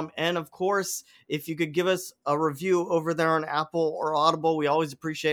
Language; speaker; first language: English; native; English